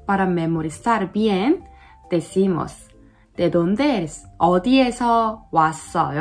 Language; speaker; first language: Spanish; non-native, learner; Korean